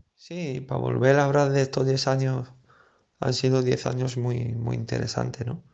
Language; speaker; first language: Spanish; non-native, fluent; French